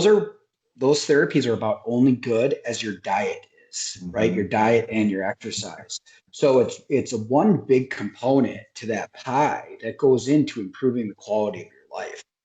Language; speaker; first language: English; native; English